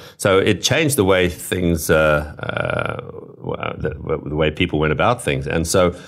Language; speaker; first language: English; native; English